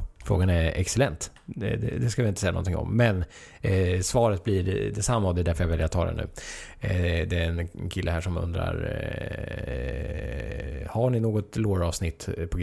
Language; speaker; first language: Swedish; native; Swedish